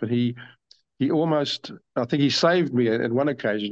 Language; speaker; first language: English; native; English